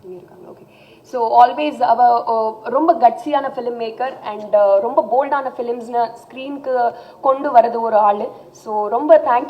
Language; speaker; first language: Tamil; non-native, fluent; Telugu